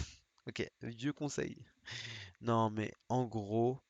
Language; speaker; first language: French; native; French